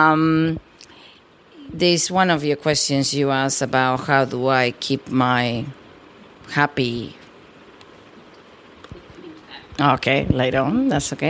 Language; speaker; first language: English; non-native, fluent; Spanish